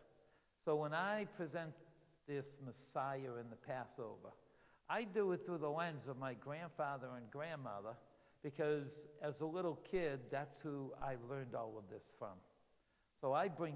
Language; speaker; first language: English; native; English